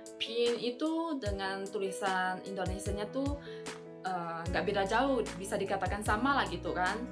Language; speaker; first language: Indonesian; native; Indonesian